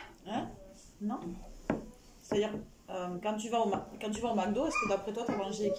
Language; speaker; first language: French; native; French